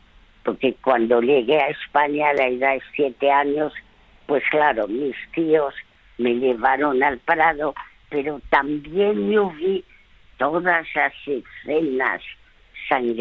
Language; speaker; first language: Spanish; early bilingual, other home language; French